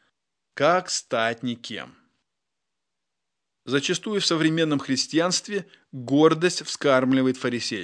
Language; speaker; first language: Russian; native; Russian